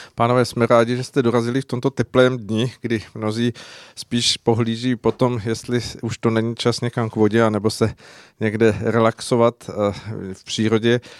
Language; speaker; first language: Czech; native; Czech